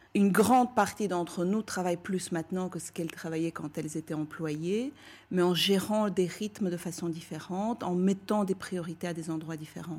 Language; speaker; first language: French; non-native, fluent; Bulgarian